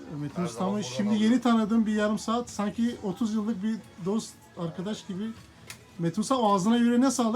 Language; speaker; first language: Turkish; native; Turkish